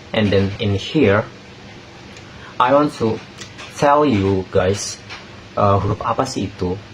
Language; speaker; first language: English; non-native, learner; Indonesian